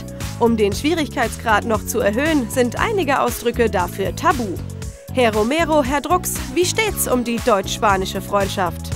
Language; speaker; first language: German; native; German